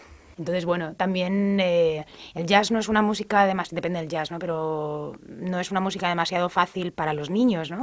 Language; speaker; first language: Spanish; native; Spanish